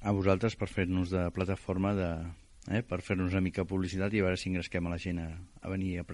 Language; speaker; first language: Catalan; native; Catalan